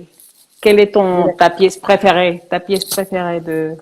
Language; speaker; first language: French; non-native, fluent; Spanish